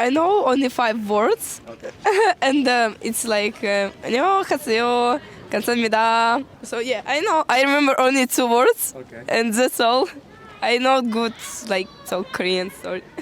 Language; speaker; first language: English; non-native, learner; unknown